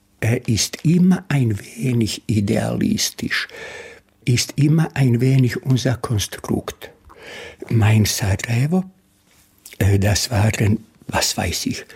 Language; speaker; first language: German; non-native, fluent; Bosnian